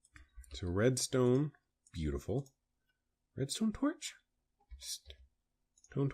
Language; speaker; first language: English; native; English